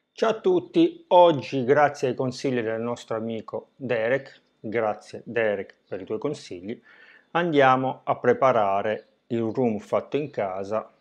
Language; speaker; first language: Italian; native; Italian